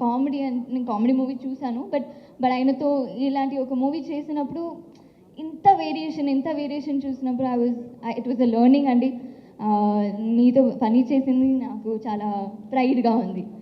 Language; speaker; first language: Telugu; non-native, local second language; Tamil